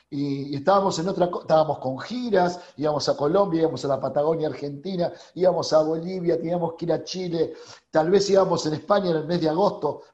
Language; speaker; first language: Spanish; native; Spanish